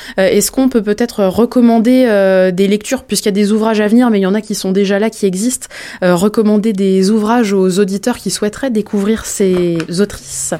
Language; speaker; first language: French; native; French